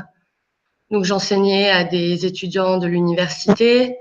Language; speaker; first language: French; native; French